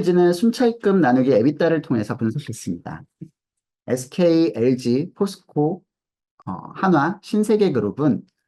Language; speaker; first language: Korean; native; Korean